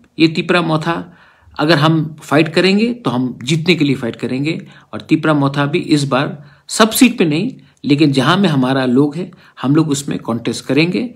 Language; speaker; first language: Hindi; non-native, local second language; Kok Borok